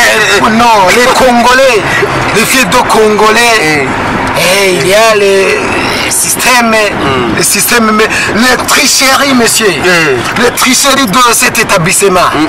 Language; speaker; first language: French; non-native, learner; Rundi